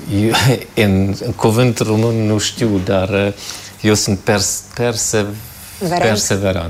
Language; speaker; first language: Romanian; non-native, fluent; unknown